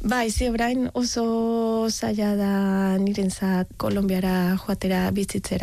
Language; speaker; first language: Basque; non-native, fluent; Spanish